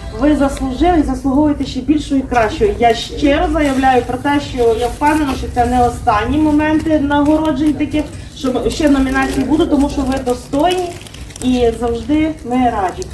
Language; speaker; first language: Ukrainian; native; Ukrainian